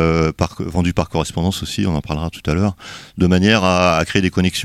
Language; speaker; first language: French; native; French